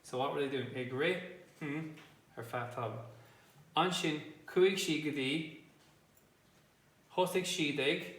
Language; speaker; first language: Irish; non-native, local second language; English